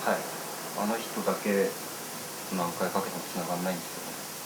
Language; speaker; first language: Japanese; native; Japanese